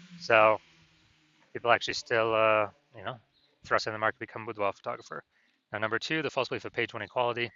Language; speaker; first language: English; native; English